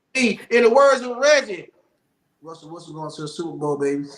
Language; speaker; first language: English; native; English